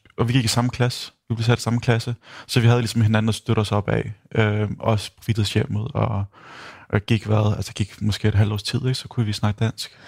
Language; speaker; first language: Danish; early bilingual, other home language; Icelandic